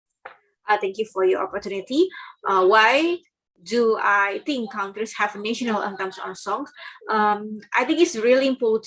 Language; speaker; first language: English; non-native, learner; Indonesian